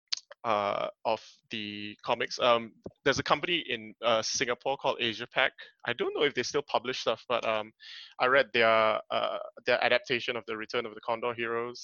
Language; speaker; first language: English; native; English